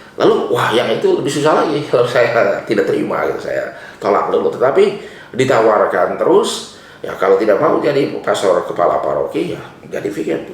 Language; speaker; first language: Indonesian; non-native, local second language; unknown